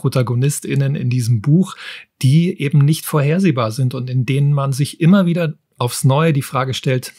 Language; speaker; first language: German; native; German